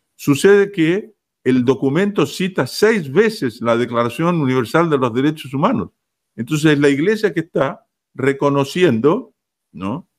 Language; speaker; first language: Spanish; native; Spanish